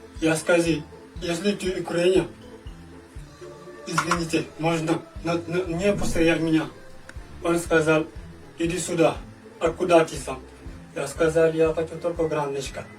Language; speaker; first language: Russian; non-native, learner; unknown